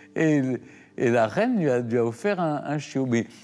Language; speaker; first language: French; native; French